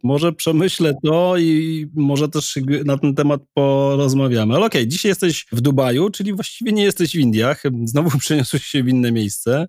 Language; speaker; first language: Polish; native; Polish